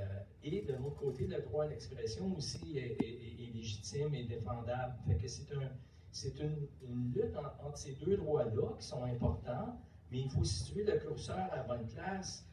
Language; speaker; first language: French; native; French